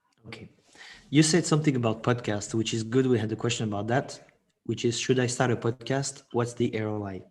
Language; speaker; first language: English; non-native, fluent; French